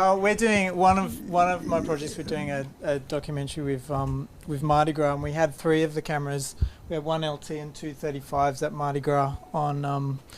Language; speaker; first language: English; native; English